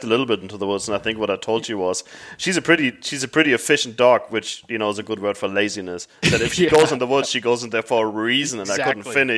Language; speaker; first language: English; non-native, fluent; German